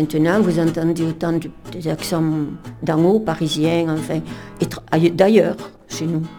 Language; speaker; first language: French; native; French